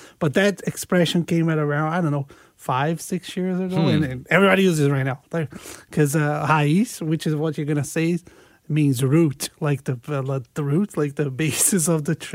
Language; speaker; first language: English; non-native, fluent; Portuguese